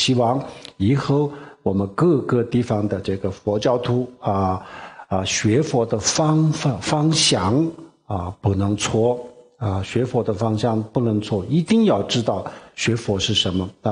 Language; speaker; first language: Chinese; non-native, local second language; Tibetan